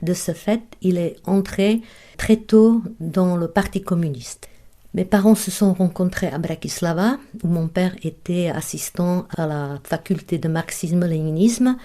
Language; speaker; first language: French; non-native, fluent; Czech